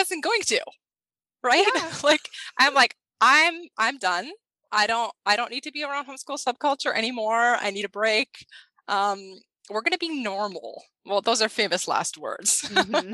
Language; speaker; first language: English; native; English